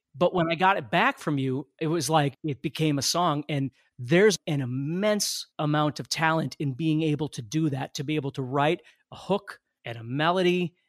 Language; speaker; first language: English; native; English